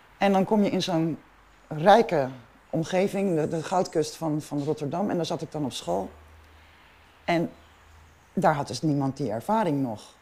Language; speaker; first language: Dutch; non-native, local second language; Papiamento